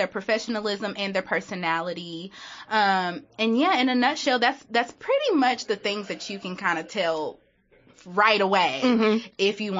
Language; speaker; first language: English; native; English